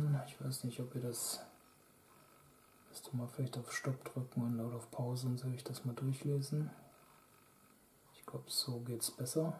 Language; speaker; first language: German; native; German